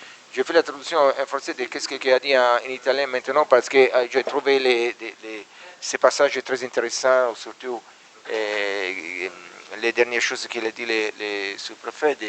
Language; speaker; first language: French; non-native, learner; Italian